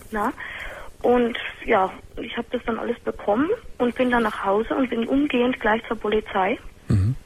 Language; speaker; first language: German; native; German